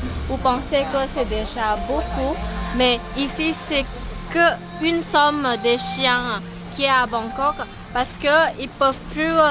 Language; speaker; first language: French; non-native, learner; Thai